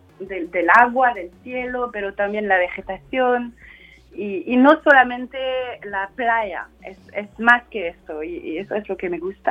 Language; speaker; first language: Spanish; non-native, fluent; French